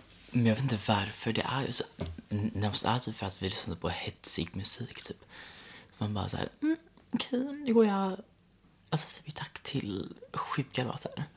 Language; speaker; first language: Swedish; native; Swedish